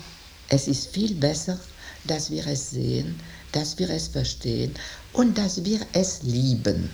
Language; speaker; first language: German; non-native, local second language; French